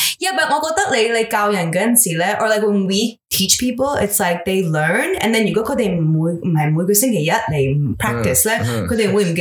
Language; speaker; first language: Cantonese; early bilingual, heritage; Cantonese